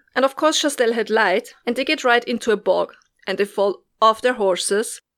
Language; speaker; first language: English; non-native, fluent; German